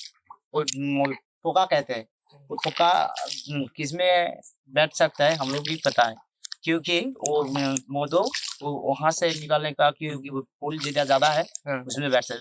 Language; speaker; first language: Hindi; non-native, local second language; Bangla